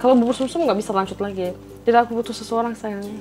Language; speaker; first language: Indonesian; non-native, fluent; Turkish